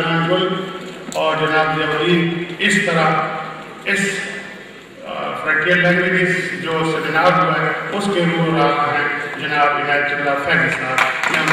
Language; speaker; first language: Urdu; non-native, local second language; Northern Hindko